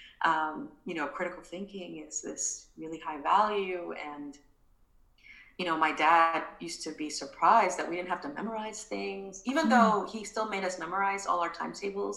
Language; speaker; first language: English; early bilingual, other home language; Spanish